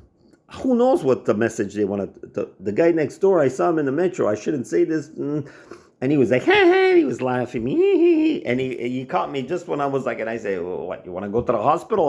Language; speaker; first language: English; non-native, local second language; French